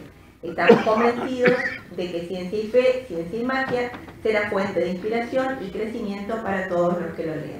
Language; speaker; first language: Spanish; native; Spanish